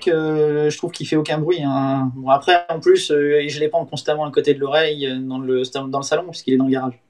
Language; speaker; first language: French; native; French